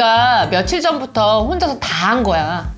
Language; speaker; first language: Korean; native; Korean